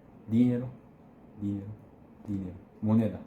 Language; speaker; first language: Spanish; non-native, learner; Korean